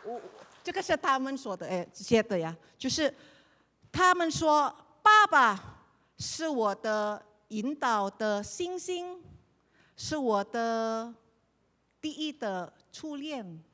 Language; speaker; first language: Chinese; non-native, learner; Indonesian